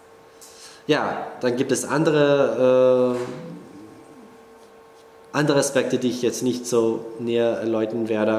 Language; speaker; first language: German; non-native, fluent; English